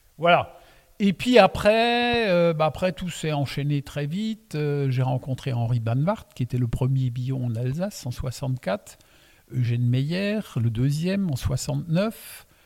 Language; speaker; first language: French; non-native, local second language; Swiss German